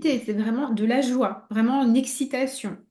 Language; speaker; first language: French; native; French